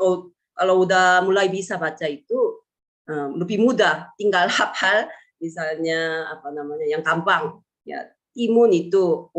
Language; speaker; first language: Indonesian; non-native, fluent; Korean